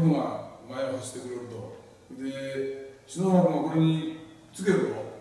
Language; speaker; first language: Japanese; native; Japanese